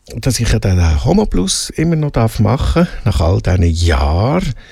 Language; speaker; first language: German; native; German